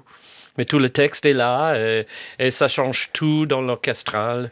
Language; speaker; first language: French; non-native, fluent; English